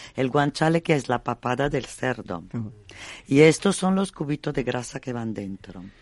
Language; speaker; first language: Spanish; non-native, fluent; Italian